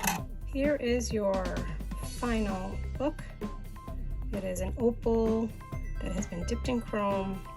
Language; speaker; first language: English; native; English